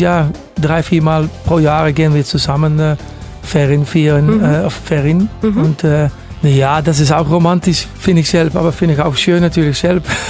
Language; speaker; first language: German; non-native, learner; Dutch